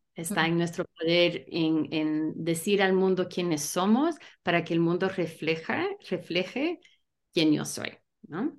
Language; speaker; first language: Spanish; early bilingual, heritage; Spanish